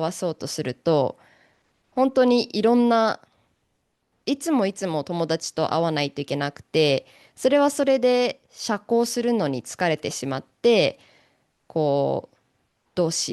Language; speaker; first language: Japanese; native; Japanese